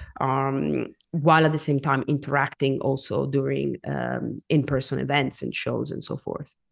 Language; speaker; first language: English; non-native, fluent; Italian